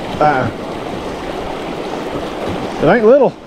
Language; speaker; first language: English; native; English